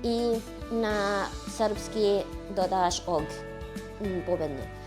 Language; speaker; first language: Polish; non-native, learner; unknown